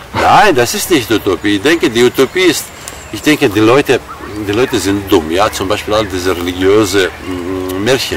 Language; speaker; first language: German; non-native, fluent; Armenian